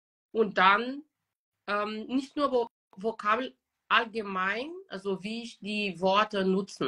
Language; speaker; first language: German; non-native, fluent; Portuguese